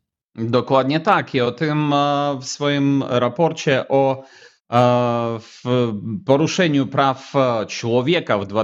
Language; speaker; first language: Polish; non-native, fluent; Ukrainian